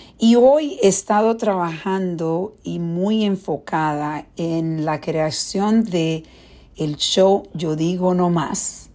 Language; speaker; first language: Spanish; early bilingual, heritage; Spanish